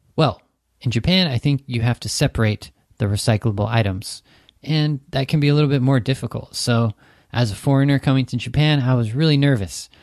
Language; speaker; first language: English; native; English